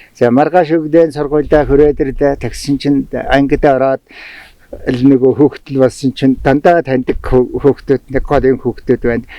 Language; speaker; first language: Mongolian; non-native, local second language; Tuvinian